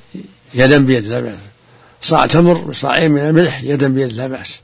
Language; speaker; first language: Arabic; native; Arabic